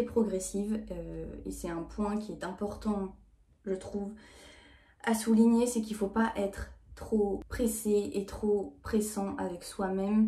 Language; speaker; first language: French; native; French